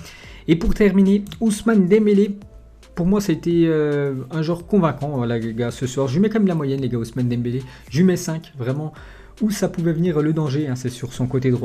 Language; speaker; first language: French; native; French